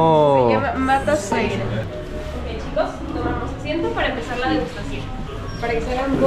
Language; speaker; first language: Spanish; native; Spanish